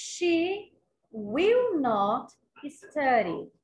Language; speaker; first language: English; non-native, fluent; Portuguese